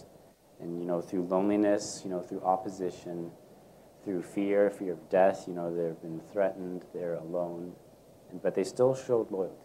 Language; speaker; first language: English; native; English